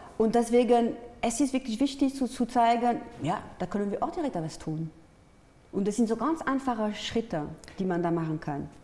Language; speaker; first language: German; non-native, fluent; French